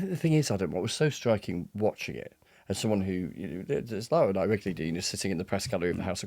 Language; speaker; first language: English; native; English